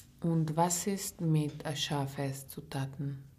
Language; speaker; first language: German; non-native, learner; English